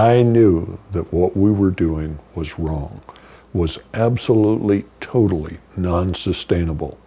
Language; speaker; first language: English; native; English